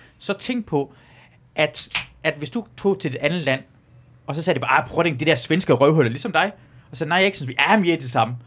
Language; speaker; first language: Danish; early bilingual, other home language; Persian